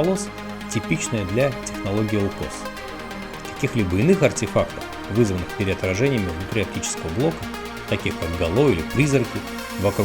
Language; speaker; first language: Russian; native; Russian